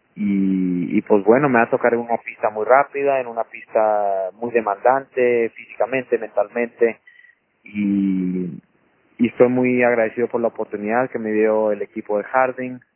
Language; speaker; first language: Spanish; native; Spanish